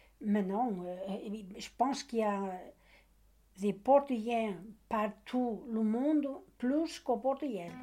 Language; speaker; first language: French; non-native, learner; Portuguese